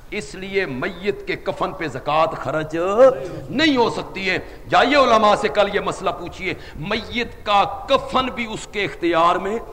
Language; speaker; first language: Urdu; non-native, local second language; Punjabi